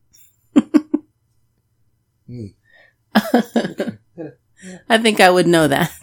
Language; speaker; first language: English; native; English